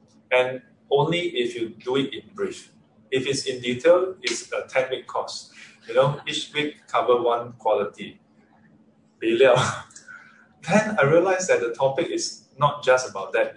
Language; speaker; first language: English; non-native, local second language; Chinese